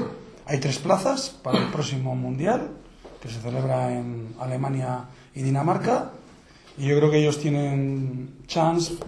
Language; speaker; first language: Spanish; native; Spanish